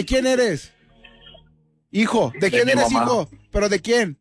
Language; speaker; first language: Spanish; native; Spanish